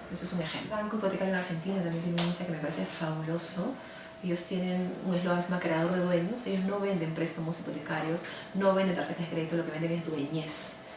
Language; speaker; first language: Spanish; native; Spanish